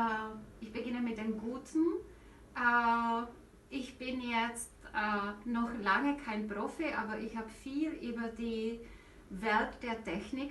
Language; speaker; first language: German; non-native, fluent; Czech